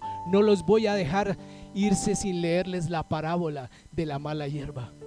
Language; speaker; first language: Spanish; native; Spanish